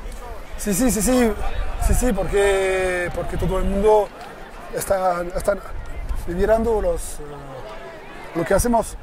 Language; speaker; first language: Spanish; non-native, learner; French